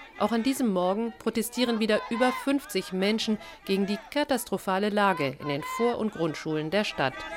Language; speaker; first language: German; native; German